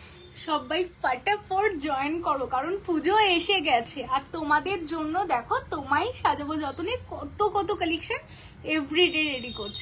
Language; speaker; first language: Bangla; native; Bangla